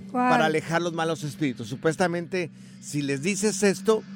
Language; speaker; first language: Spanish; native; Spanish